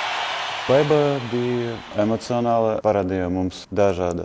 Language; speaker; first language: Latvian; non-native, local second language; Russian